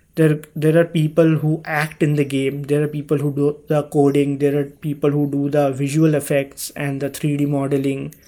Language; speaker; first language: English; non-native, local second language; Hindi